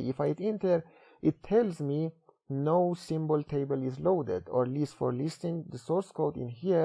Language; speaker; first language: English; non-native, fluent; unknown